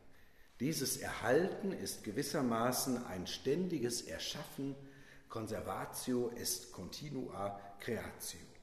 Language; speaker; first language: German; native; German